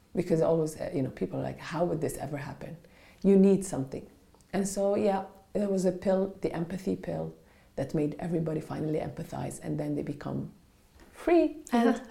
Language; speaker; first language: English; non-native, fluent; Arabic